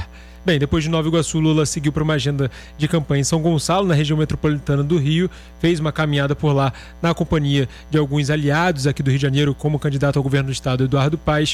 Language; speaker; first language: Portuguese; native; Portuguese